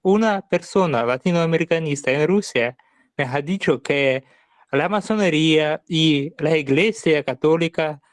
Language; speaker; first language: Spanish; non-native, learner; Russian